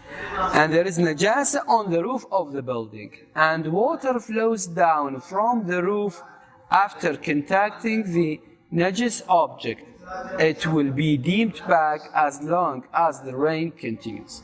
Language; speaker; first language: English; non-native, fluent; Arabic